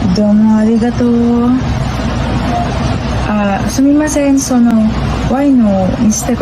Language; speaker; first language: Japanese; non-native, learner; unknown